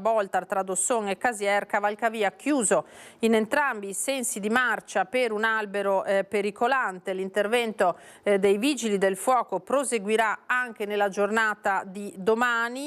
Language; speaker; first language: Italian; native; Italian